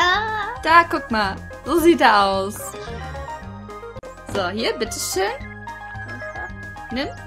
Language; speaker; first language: German; native; German